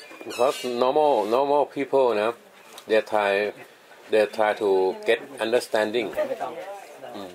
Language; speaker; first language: English; non-native, learner; Thai